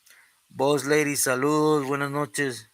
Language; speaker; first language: Spanish; early bilingual, heritage; Spanish